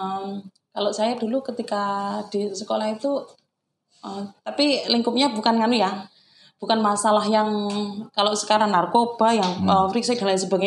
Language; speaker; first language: Indonesian; non-native, local second language; Javanese